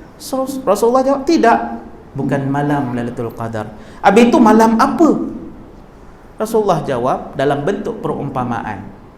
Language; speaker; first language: Malay; native; Malay